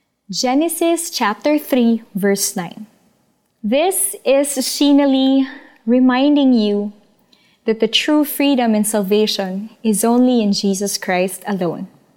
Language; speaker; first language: English; non-native, local second language; Filipino